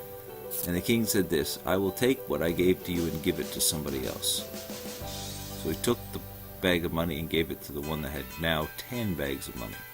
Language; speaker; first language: English; native; English